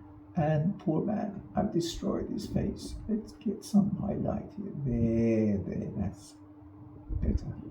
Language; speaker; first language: English; non-native, fluent; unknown